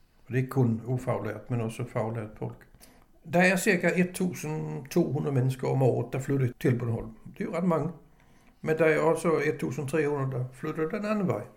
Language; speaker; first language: Danish; native; Danish